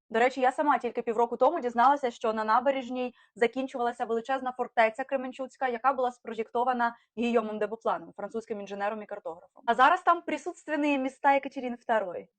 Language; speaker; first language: Ukrainian; native; Ukrainian